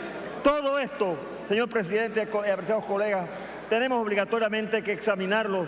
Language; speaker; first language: Spanish; native; Spanish